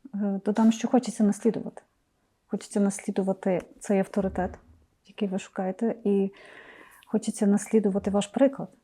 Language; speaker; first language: Ukrainian; native; Ukrainian